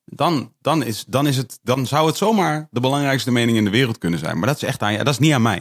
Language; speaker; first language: Dutch; native; Dutch